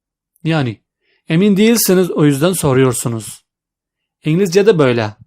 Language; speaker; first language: Turkish; non-native, fluent; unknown